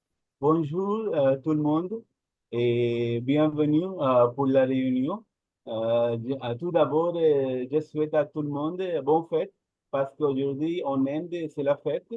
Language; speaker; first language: French; non-native, learner; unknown